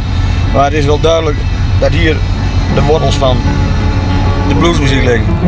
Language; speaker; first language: Dutch; native; Dutch